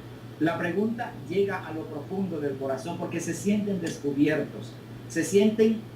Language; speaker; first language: Spanish; native; Spanish